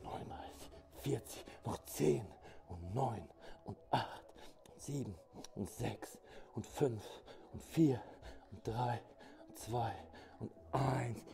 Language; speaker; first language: German; native; German